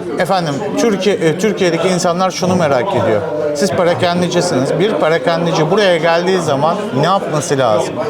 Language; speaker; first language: Turkish; native; Turkish